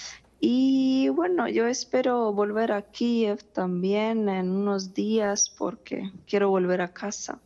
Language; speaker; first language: Spanish; non-native, fluent; Ukrainian